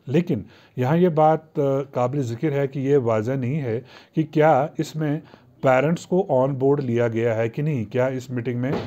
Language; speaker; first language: Hindi; non-native, local second language; Kashmiri